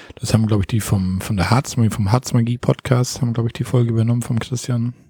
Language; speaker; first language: German; native; German